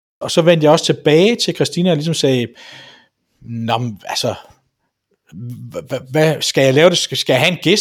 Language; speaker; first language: Danish; native; Danish